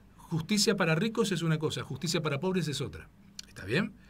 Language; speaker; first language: Spanish; native; Spanish